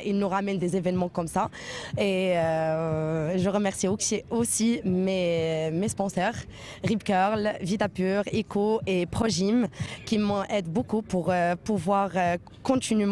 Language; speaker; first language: French; non-native, local second language; Arabic